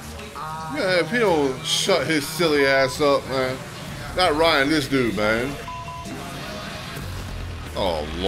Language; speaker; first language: English; native; English